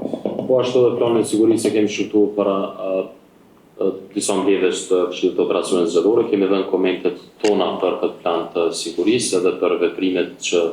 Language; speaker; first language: Albanian; native; Albanian